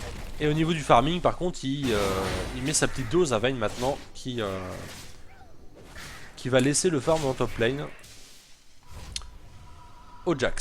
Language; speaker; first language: French; native; French